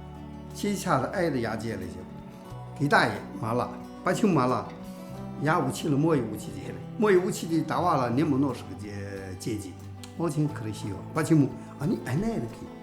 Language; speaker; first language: Russian; non-native, learner; Chinese